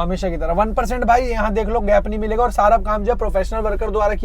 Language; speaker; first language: Hindi; native; Hindi